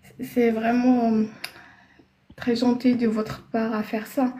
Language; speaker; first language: French; non-native, learner; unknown